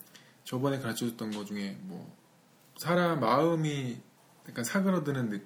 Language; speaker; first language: Korean; native; Korean